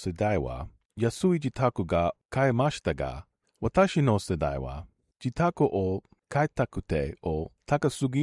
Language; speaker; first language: Japanese; non-native, learner; English